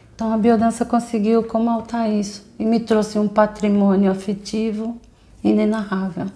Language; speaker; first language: Portuguese; native; Portuguese